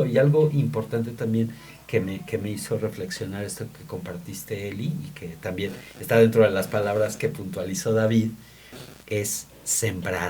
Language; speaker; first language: Spanish; native; Spanish